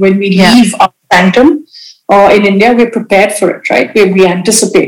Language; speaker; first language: English; non-native, local second language; Hindi